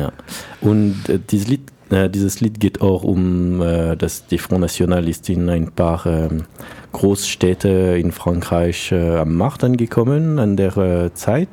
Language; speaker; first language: German; non-native, learner; French